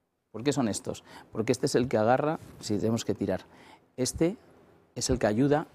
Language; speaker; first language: Spanish; native; Spanish